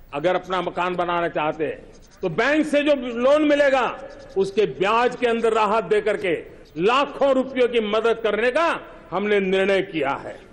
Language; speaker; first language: Hindi; non-native, local second language; Gujarati